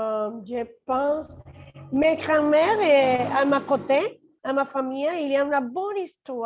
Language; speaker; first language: French; non-native, learner; Spanish